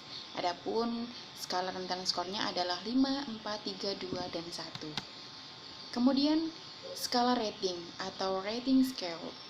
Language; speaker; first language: Indonesian; native; Indonesian